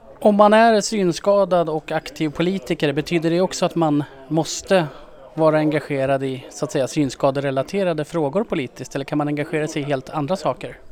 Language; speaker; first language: Swedish; native; Swedish